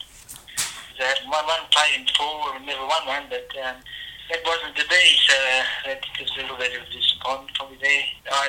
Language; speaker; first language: English; native; English